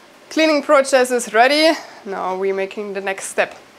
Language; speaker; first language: English; non-native, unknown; German